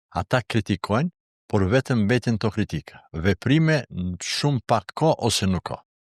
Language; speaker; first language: Albanian; non-native, local second language; Serbian